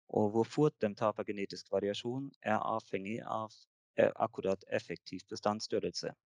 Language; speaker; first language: Norwegian; non-native, fluent; German